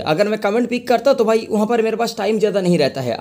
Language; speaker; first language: Hindi; non-native, local second language; Bangla